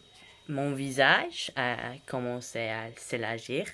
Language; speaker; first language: French; non-native, learner; English